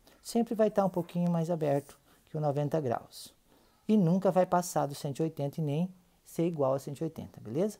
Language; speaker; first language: Portuguese; native; Portuguese